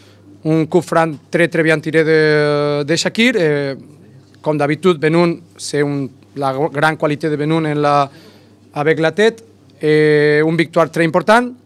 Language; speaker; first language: French; non-native, learner; Spanish